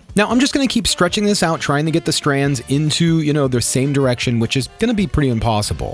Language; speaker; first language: English; native; English